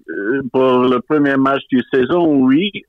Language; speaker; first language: French; non-native, fluent; English